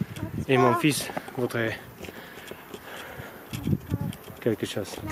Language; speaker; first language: French; non-native, learner; Slovak